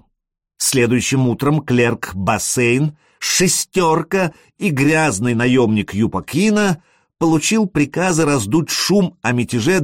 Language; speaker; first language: Russian; native; Russian